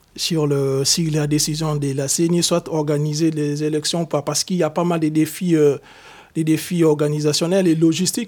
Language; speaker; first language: French; non-native, local second language; Lingala